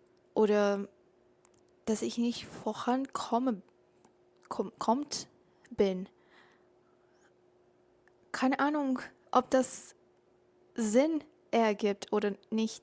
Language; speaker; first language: German; non-native, learner; Portuguese